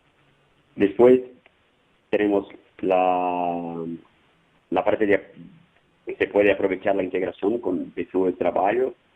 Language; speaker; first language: Spanish; non-native, fluent; Portuguese